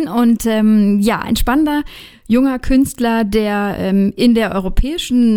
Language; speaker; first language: German; native; German